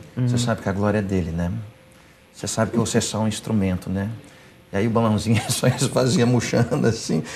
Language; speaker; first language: Portuguese; non-native, fluent; English